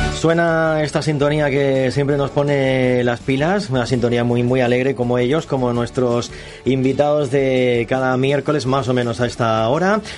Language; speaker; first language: Spanish; native; Spanish